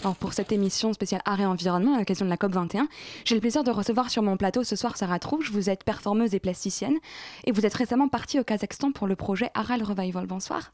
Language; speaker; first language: French; native; French